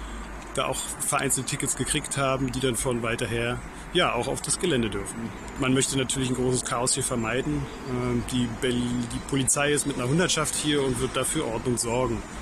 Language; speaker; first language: German; native; German